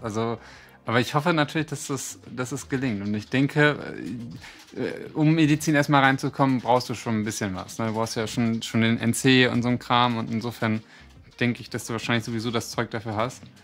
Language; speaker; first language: German; native; German